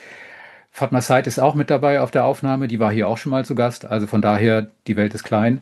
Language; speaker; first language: German; native; German